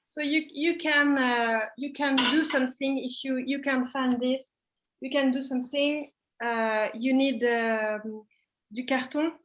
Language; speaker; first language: English; non-native, learner; French